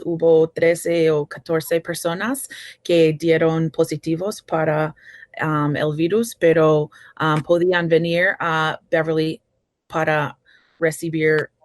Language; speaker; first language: Spanish; non-native, fluent; English